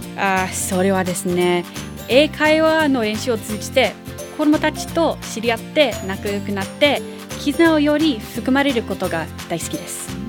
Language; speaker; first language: Japanese; non-native, fluent; English